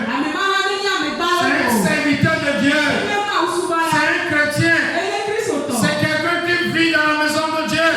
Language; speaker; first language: French; non-native, local second language; Ewe